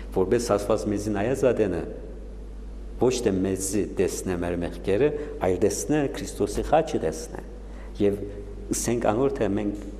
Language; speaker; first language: Armenian; native; Armenian